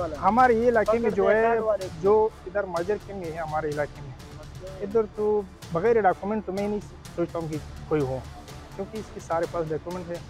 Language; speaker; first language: Hindi; non-native, local second language; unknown